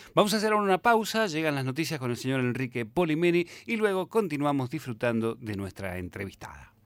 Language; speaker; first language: Spanish; native; Spanish